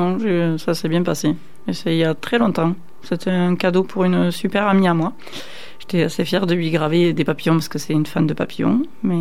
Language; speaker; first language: French; native; French